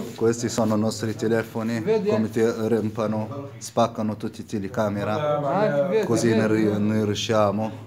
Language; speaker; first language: Italian; non-native, fluent; Arabic